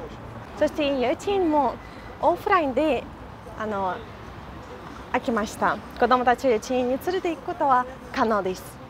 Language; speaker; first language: Japanese; non-native, fluent; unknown